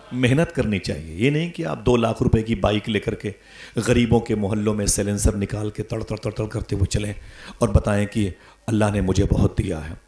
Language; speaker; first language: Urdu; native; Urdu